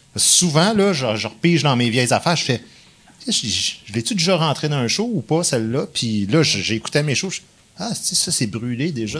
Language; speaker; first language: French; native; French